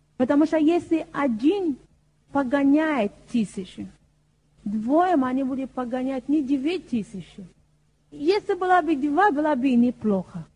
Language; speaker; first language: Russian; non-native, fluent; Yoruba